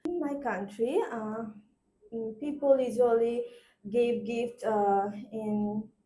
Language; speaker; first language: English; non-native, learner; Bangla